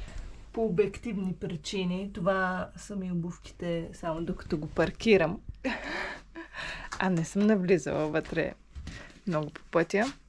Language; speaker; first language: Bulgarian; native; Bulgarian